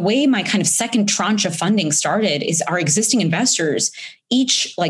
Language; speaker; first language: English; early bilingual, other home language; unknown